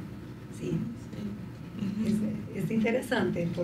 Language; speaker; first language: Spanish; non-native, fluent; Portuguese